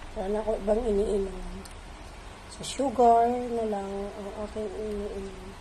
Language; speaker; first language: Filipino; non-native, local second language; Cebuano